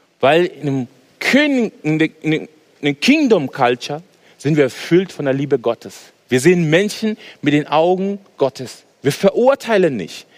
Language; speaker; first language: German; non-native, fluent; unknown